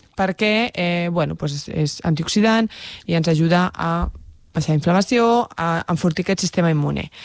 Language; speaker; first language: Catalan; non-native, local second language; Spanish